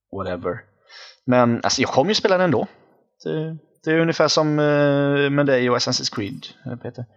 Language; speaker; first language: Swedish; native; Swedish